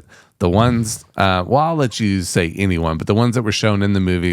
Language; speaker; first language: English; native; English